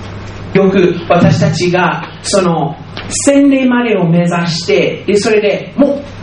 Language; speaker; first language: Japanese; non-native, fluent; English